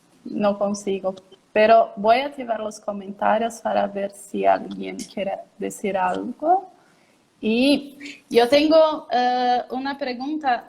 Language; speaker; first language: Spanish; non-native, learner; Portuguese